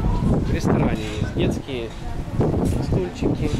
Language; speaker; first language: Russian; native; Russian